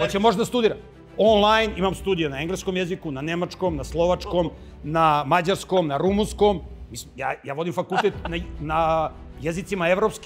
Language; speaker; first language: Serbian; native; Serbian